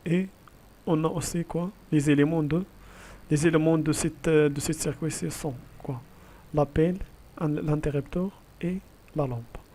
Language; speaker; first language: French; non-native, local second language; Arabic